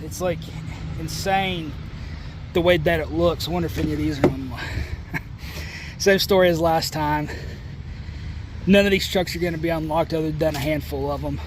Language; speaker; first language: English; native; English